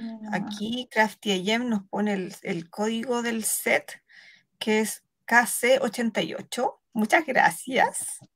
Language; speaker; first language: Spanish; native; Spanish